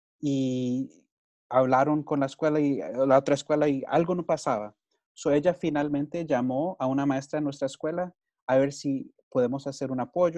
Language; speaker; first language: Spanish; early bilingual, heritage; Spanish